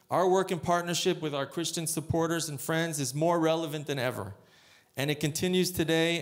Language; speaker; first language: English; native; English